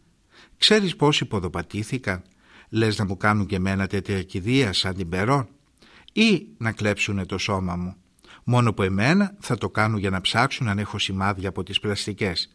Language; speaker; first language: Greek; native; Greek